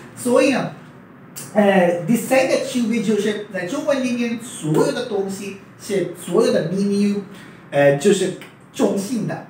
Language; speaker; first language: Chinese; non-native, fluent; Urdu